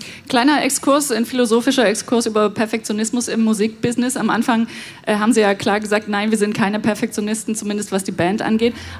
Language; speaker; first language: German; native; German